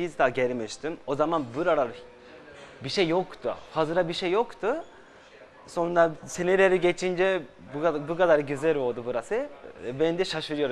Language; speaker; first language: Turkish; non-native, fluent; Japanese